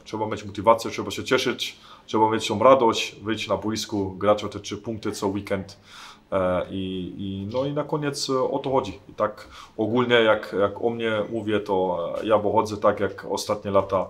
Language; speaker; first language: Polish; early bilingual, heritage; German